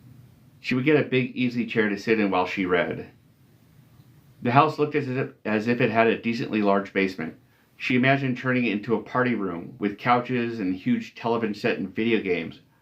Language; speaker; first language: English; native; English